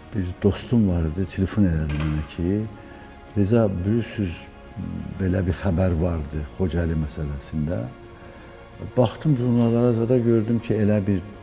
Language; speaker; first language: Azerbaijani; native; Azerbaijani